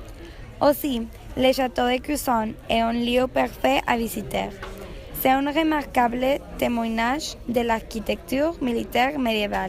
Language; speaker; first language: French; non-native, learner; Spanish